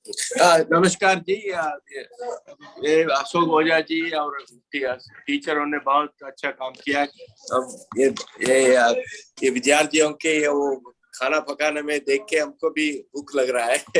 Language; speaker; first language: Hindi; non-native, local second language; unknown